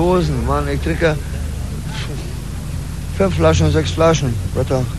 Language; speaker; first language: German; non-native, learner; Polish